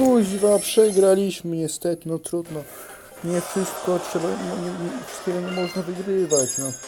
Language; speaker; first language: Polish; native; Polish